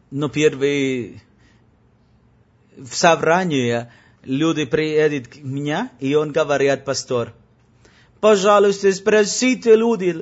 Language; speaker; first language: Russian; non-native, learner; Spanish